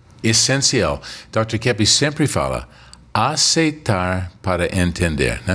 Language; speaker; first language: Portuguese; non-native, fluent; English